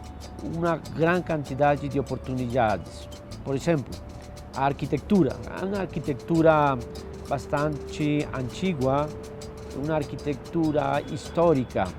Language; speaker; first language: Portuguese; non-native, fluent; Spanish